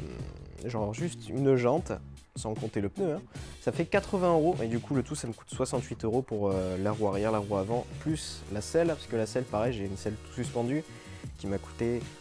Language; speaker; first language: French; native; French